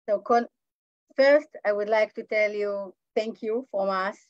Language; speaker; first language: English; non-native, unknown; Hebrew